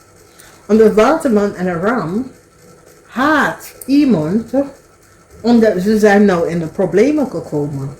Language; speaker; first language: Dutch; non-native, learner; English